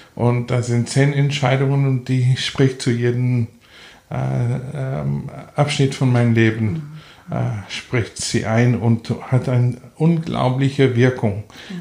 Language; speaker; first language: German; non-native, fluent; Afrikaans